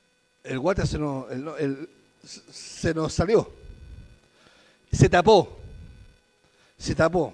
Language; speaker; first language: Spanish; native; Spanish